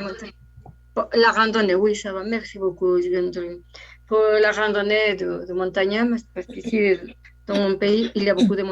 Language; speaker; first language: French; non-native, learner; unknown